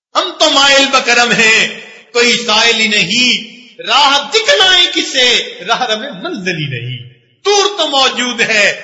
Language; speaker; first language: Urdu; non-native, local second language; Punjabi